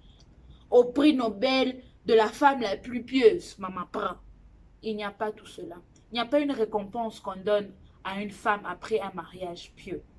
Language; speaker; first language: French; non-native, local second language; Lingala